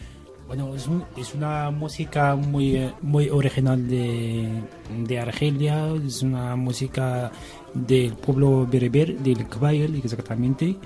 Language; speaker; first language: Spanish; non-native, learner; Arabic